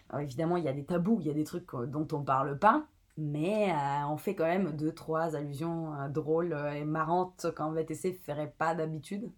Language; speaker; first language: French; non-native, fluent; Italian